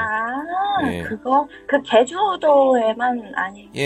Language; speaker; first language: Korean; non-native, learner; Chinese